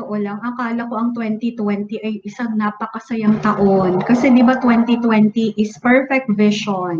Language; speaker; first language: English; non-native, local second language; Bikol